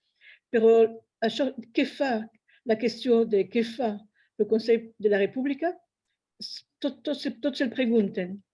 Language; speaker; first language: Catalan; non-native, fluent; French